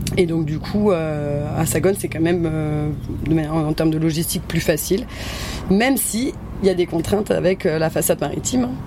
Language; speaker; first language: French; native; French